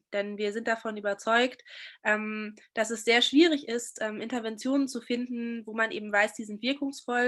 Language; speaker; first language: German; native; German